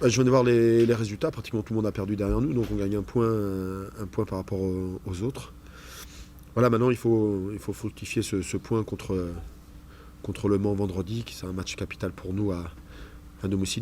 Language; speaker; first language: French; native; French